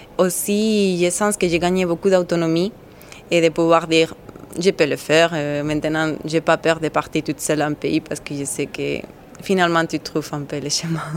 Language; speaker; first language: French; non-native, learner; Spanish